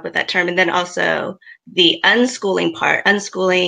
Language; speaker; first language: English; native; English